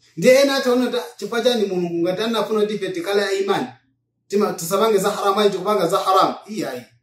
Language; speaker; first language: Nyanja; non-native, local second language; Yao